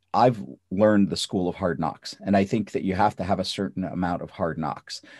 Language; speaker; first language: English; early bilingual, other home language; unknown